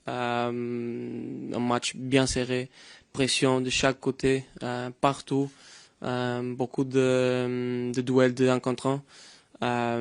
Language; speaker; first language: French; non-native, fluent; Portuguese